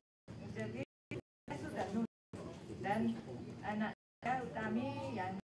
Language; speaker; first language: Indonesian; non-native, learner; Japanese